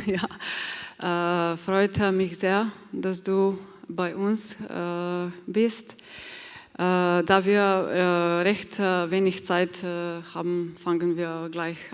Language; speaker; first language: German; non-native, fluent; Slovenian